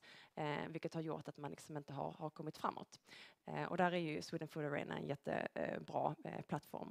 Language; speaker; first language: Swedish; native; Swedish